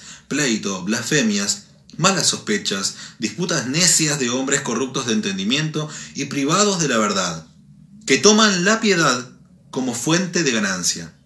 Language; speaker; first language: Spanish; native; Spanish